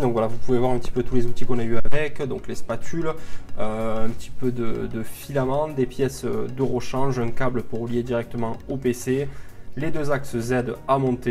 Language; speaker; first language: French; native; French